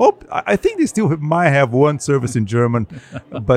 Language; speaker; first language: English; non-native, fluent; Portuguese